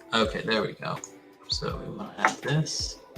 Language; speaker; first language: English; native; English